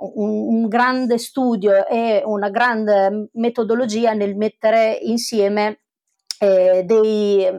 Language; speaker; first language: Italian; native; Italian